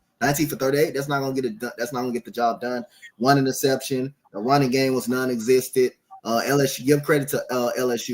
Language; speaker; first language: English; native; English